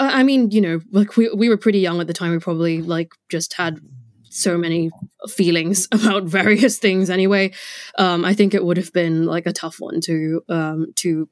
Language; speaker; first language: English; non-native, local second language; Cantonese